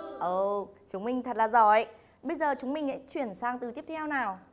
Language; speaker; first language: Vietnamese; native; Vietnamese